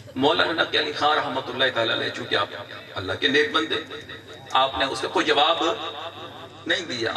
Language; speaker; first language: Urdu; non-native, local second language; Pashto